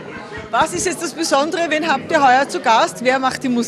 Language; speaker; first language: German; native; German